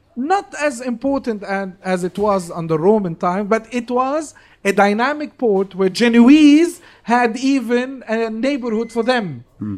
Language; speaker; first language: English; non-native, fluent; Arabic